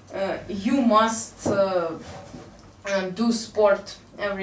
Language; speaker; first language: English; non-native, learner; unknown